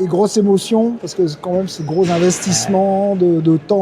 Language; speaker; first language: French; native; French